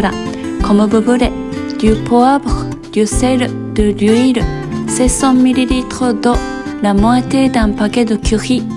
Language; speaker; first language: French; non-native, fluent; Japanese